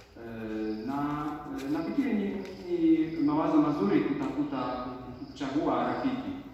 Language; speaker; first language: Swahili; non-native, fluent; Polish